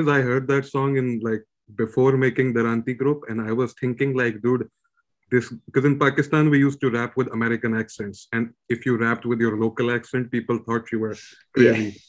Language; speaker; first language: English; non-native, local second language; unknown